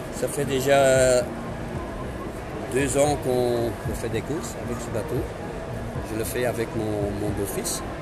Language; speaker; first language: French; non-native, local second language; Dutch